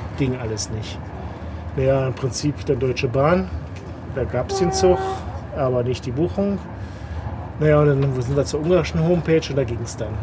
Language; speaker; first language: German; native; German